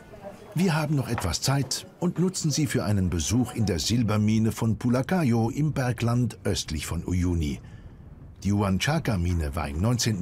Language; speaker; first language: German; native; German